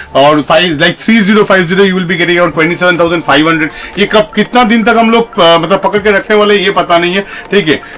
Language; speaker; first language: Hindi; non-native, local second language; Bangla